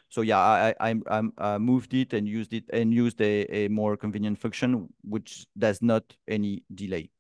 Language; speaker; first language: English; non-native, fluent; French